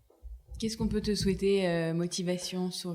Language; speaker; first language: French; native; French